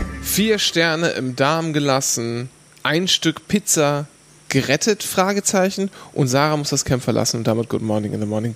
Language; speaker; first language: German; native; German